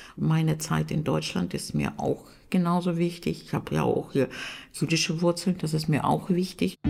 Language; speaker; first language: German; non-native, fluent; Russian